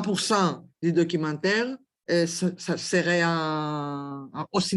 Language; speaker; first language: French; non-native, learner; Greek